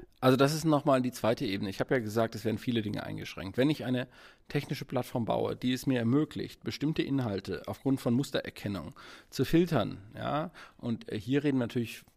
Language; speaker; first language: German; native; German